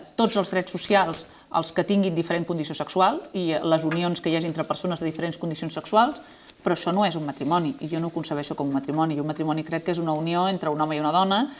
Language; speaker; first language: Catalan; native; Catalan